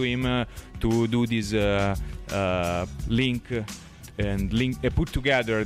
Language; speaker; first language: English; non-native, learner; Italian